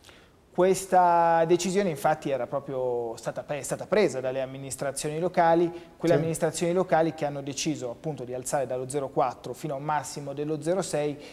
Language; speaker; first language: Italian; native; Italian